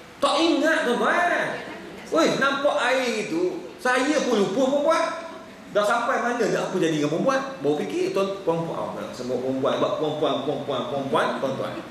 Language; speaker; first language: Malay; native; Malay